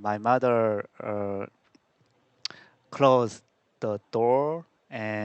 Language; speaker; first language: English; non-native, learner; Korean